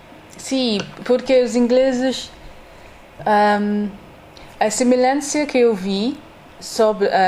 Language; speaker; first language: Portuguese; non-native, learner; English